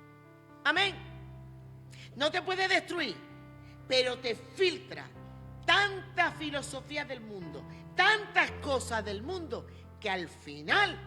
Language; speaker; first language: Spanish; native; Spanish